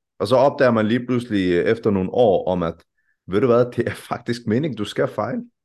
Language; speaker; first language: Danish; early bilingual, other home language; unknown